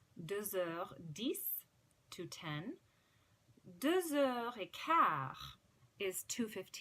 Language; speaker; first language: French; non-native, fluent; English